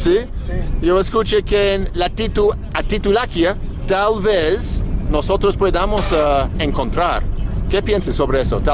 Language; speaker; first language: Spanish; non-native, learner; English